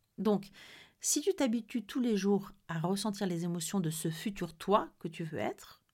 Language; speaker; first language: French; native; French